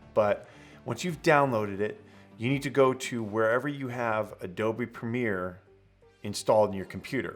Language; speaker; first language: English; native; English